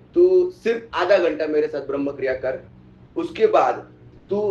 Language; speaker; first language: Hindi; non-native, local second language; Marathi